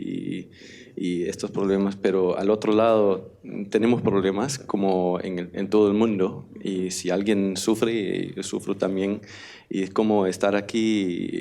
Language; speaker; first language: Spanish; non-native, learner; Danish